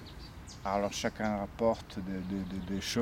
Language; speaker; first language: French; non-native, fluent; Serbian